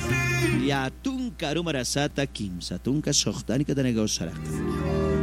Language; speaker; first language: Spanish; non-native, local second language; Aymara